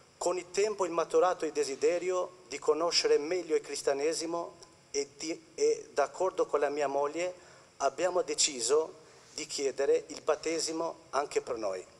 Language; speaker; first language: Italian; non-native, fluent; Albanian